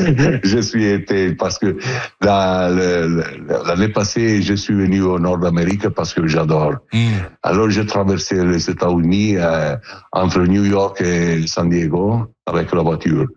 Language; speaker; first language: French; non-native, learner; Italian